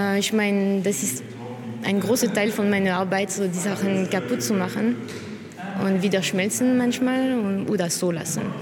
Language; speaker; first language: German; non-native, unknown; French